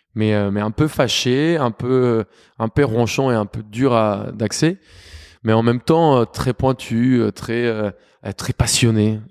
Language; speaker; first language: French; non-native, fluent; Spanish